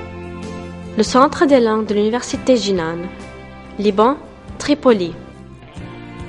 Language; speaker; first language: French; non-native, local second language; Arabic